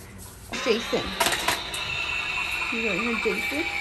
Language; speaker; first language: English; native; English